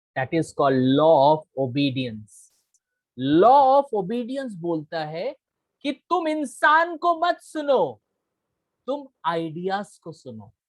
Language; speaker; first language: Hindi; non-native, local second language; Bangla